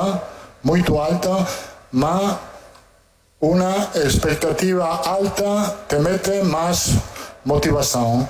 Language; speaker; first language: Portuguese; non-native, fluent; Italian